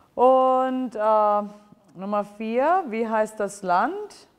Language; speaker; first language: German; non-native, fluent; English